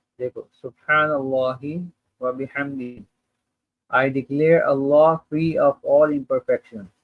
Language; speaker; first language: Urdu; native; Urdu